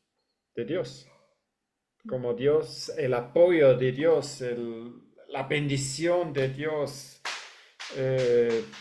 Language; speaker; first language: Spanish; non-native, fluent; English